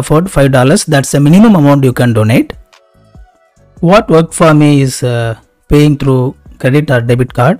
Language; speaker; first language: English; non-native, local second language; Tamil